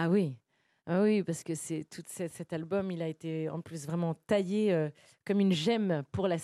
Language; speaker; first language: French; native; French